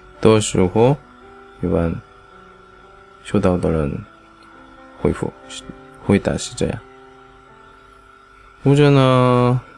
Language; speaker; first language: Chinese; non-native, fluent; Korean